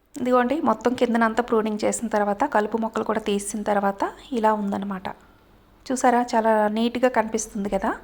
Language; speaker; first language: Telugu; native; Telugu